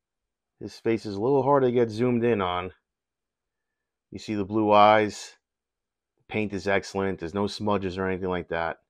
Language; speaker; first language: English; native; English